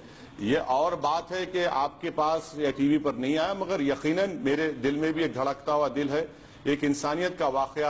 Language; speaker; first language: Urdu; native; Urdu